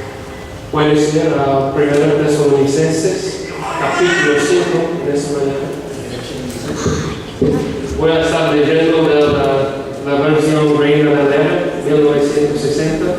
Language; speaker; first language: Spanish; non-native, fluent; English